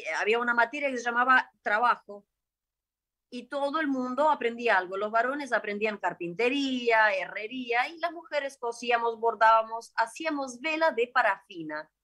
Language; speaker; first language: Spanish; non-native, fluent; Ukrainian